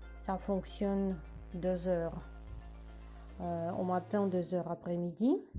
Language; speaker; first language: French; non-native, learner; Russian